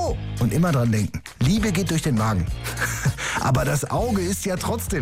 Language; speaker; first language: German; native; German